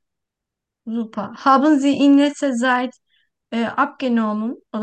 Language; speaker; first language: German; non-native, learner; Turkish